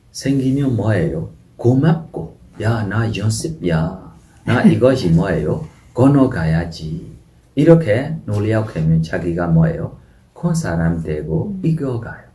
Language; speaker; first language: Korean; non-native, fluent; Burmese